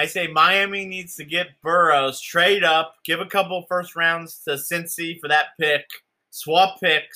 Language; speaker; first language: English; native; English